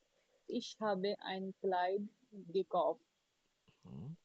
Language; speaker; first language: German; non-native, learner; Urdu